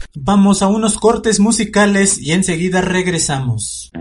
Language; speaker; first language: Spanish; non-native, local second language; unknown